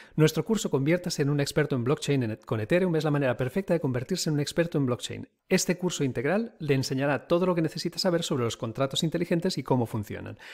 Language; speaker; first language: Spanish; native; Spanish